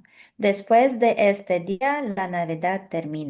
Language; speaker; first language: Spanish; non-native, learner; English